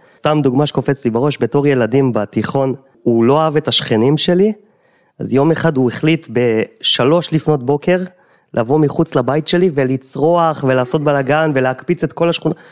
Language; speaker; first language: Hebrew; native; Hebrew